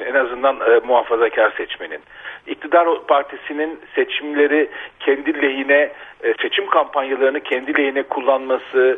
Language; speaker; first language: Turkish; native; Turkish